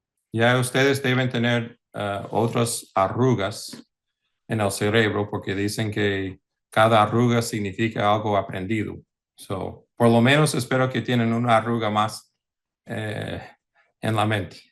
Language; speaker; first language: Spanish; early bilingual, heritage; English